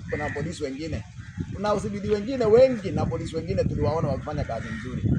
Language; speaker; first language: Swahili; non-native, local second language; Kalenjin